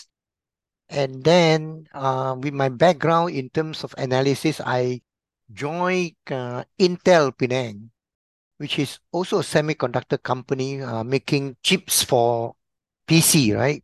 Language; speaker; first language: English; non-native, local second language; Min Nan Chinese